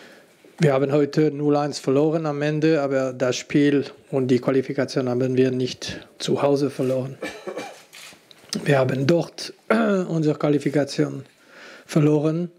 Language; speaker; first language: German; non-native, local second language; French